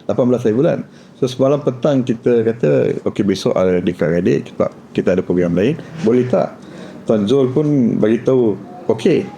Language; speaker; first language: Malay; non-native, local second language; Tamil